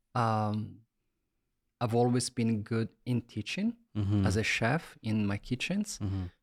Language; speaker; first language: English; non-native, fluent; Italian